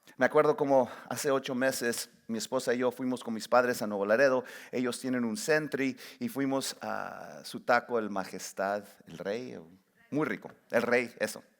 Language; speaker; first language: Spanish; early bilingual, heritage; Spanish